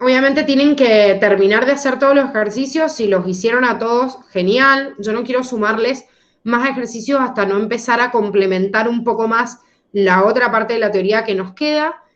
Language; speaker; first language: Spanish; native; Spanish